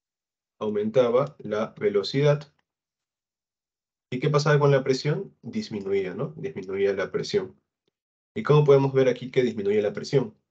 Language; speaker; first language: Spanish; native; Spanish